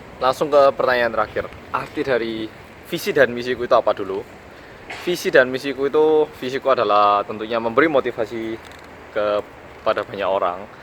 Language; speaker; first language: Indonesian; early bilingual, other home language; Korean